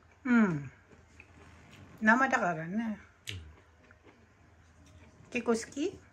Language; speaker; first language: Japanese; non-native, fluent; Filipino